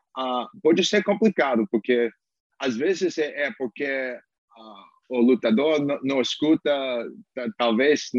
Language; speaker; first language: Portuguese; non-native, fluent; English